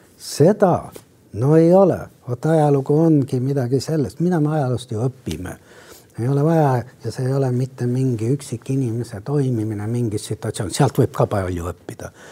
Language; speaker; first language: Estonian; non-native, local second language; Russian